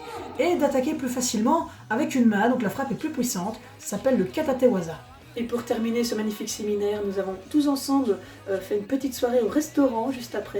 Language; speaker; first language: French; native; French